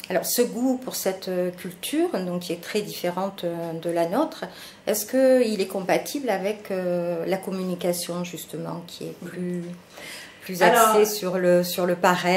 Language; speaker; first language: French; native; French